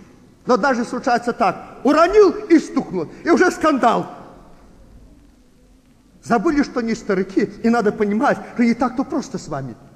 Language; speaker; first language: Russian; native; Russian